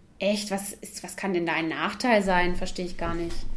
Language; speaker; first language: German; non-native, fluent; French